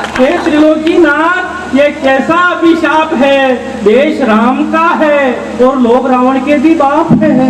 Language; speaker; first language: Hindi; native; Hindi